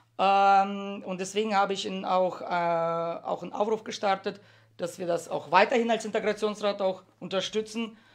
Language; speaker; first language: German; early bilingual, heritage; Russian